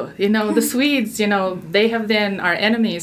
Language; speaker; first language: English; non-native, fluent; Russian